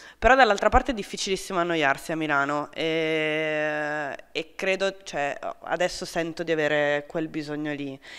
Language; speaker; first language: Italian; native; Italian